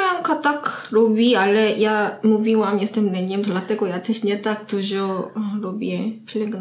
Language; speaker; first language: Polish; non-native, learner; Korean